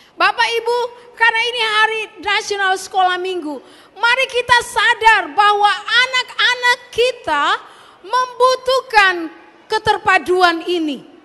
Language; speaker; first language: Indonesian; native; Indonesian